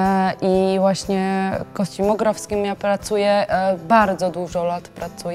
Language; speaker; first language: Polish; non-native, learner; Georgian